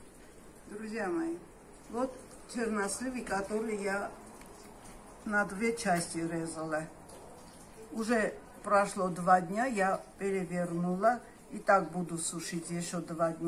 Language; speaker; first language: Russian; non-native, fluent; Armenian